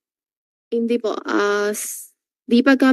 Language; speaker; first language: Filipino; non-native, learner; Chinese